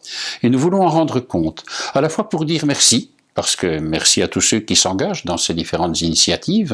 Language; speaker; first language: French; native; French